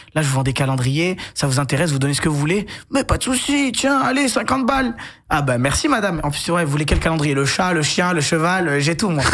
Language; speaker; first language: French; native; French